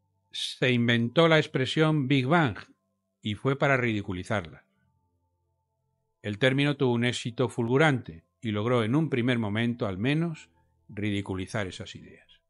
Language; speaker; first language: Spanish; native; Spanish